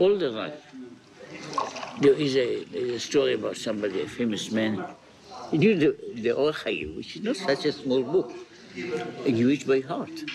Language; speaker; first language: English; non-native, fluent; Hebrew